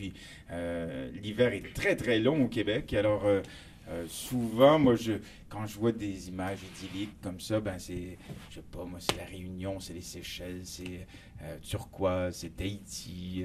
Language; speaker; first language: French; native; French